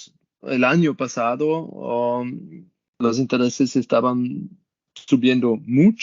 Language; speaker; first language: Spanish; non-native, learner; German